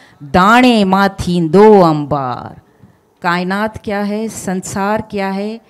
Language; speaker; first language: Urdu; non-native, local second language; Sindhi